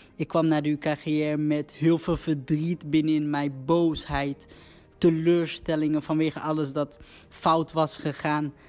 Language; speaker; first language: Dutch; early bilingual, other home language; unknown